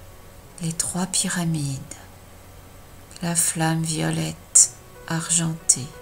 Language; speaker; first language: French; native; French